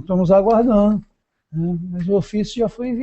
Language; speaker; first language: Portuguese; native; Portuguese